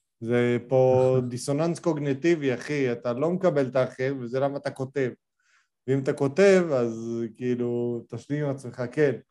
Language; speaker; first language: Hebrew; native; Hebrew